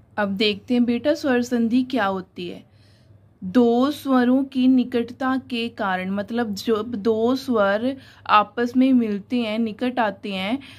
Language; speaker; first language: Hindi; non-native, local second language; Punjabi